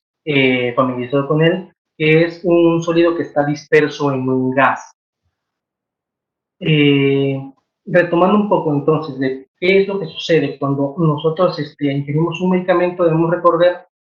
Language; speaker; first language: Spanish; native; Spanish